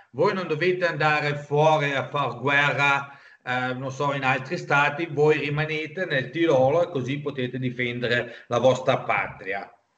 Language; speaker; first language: Italian; non-native, local second language; German